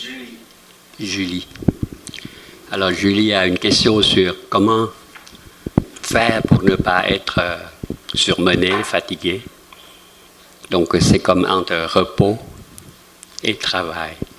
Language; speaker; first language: French; non-native, fluent; Vietnamese